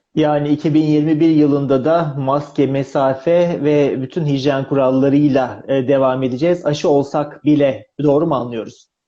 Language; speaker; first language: Turkish; native; Turkish